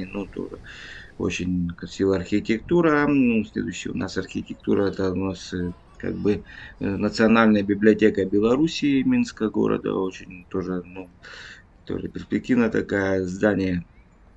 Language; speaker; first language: Russian; native; Russian